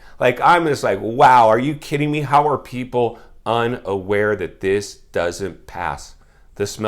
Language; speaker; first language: English; native; English